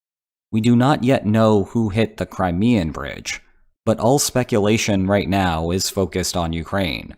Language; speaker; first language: English; native; English